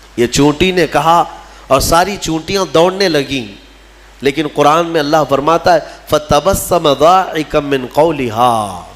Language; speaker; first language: Urdu; native; Urdu